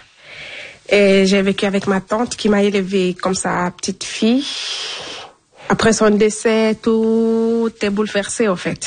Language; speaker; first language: French; non-native, local second language; Fula